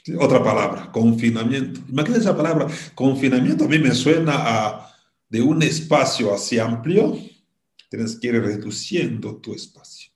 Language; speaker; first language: Spanish; non-native, fluent; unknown